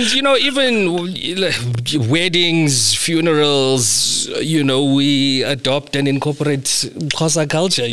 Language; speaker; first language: English; native; English